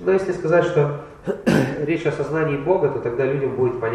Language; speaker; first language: Russian; native; Russian